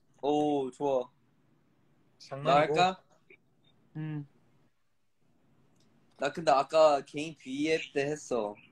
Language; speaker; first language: Korean; early bilingual, heritage; Korean